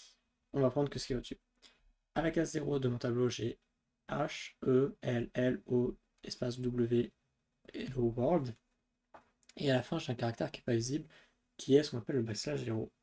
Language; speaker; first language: French; native; French